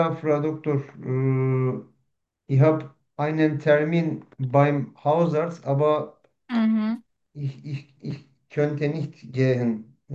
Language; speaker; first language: German; non-native, learner; Turkish